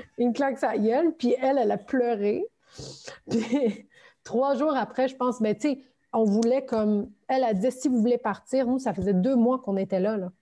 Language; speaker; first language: French; early bilingual, other home language; Turkish